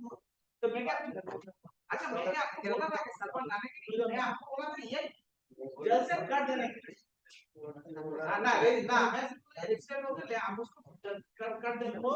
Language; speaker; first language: Hindi; non-native, local second language; Bangla